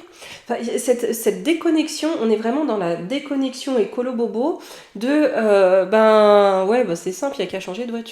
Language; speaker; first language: French; native; French